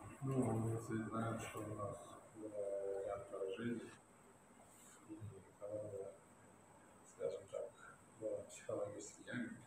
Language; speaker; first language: Russian; non-native, local second language; Uzbek